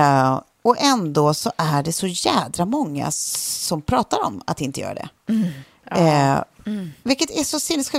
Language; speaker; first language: Swedish; native; Swedish